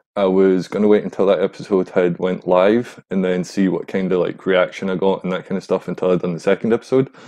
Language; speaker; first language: English; native; English